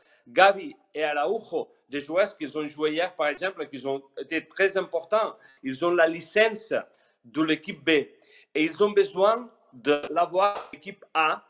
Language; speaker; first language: French; non-native, fluent; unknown